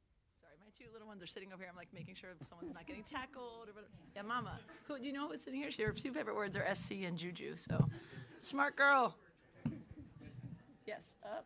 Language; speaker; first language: English; native; English